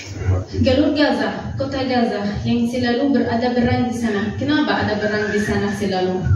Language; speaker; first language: Indonesian; non-native, fluent; Arabic